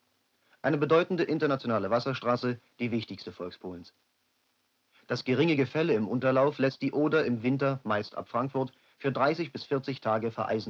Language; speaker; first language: German; native; German